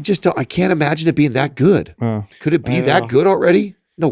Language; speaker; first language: English; native; English